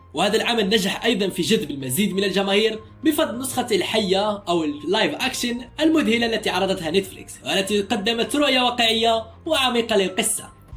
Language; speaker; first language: Arabic; native; Arabic